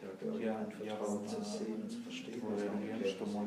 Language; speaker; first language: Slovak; non-native, learner; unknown